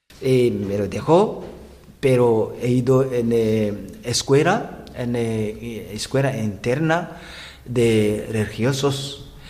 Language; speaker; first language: Spanish; non-native, learner; Rundi